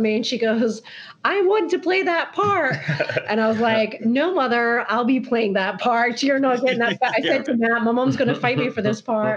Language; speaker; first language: English; native; English